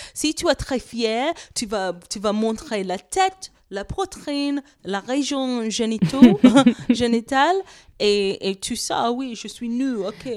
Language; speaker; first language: French; non-native, fluent; English